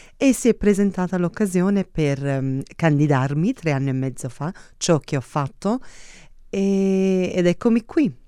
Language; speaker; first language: Italian; early bilingual, heritage; Italian